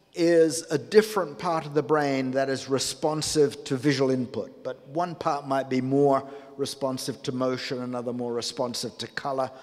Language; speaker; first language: English; native; English